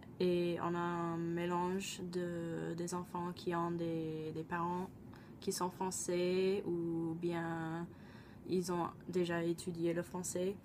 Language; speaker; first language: French; non-native, fluent; English